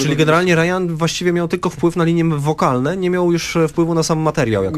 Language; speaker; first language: Polish; native; Polish